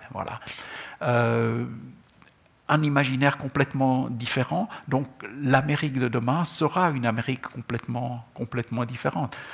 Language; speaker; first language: French; non-native, local second language; Czech